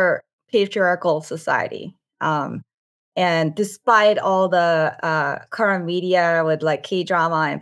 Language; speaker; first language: English; non-native, fluent; Korean